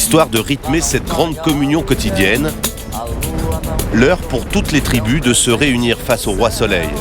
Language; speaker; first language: French; native; French